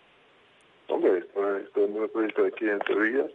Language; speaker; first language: Spanish; non-native, fluent; English